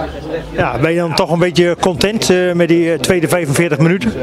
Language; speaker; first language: Dutch; native; Dutch